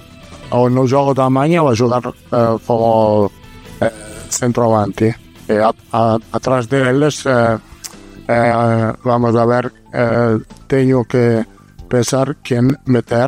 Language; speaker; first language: Portuguese; non-native, learner; Italian